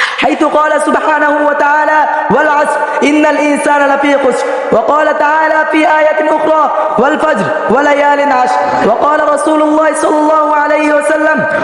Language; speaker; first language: Arabic; non-native, learner; Bangla